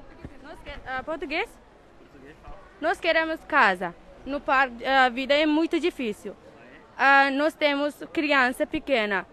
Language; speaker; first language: Portuguese; non-native, learner; Arabic